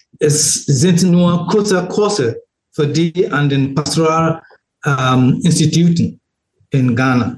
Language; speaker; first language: German; non-native, learner; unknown